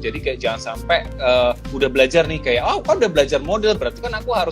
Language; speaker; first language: Indonesian; native; Indonesian